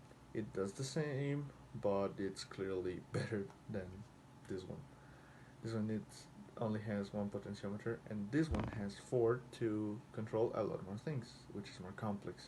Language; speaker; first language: English; non-native, fluent; Spanish